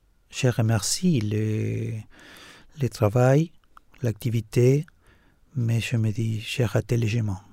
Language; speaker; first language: French; non-native, fluent; Spanish